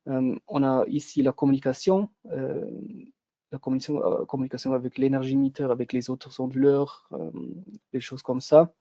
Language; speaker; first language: French; non-native, local second language; German